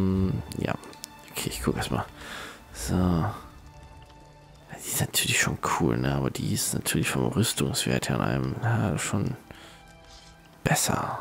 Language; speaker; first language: German; native; German